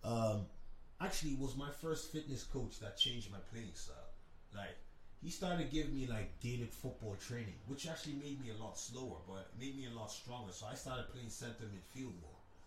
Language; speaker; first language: English; native; English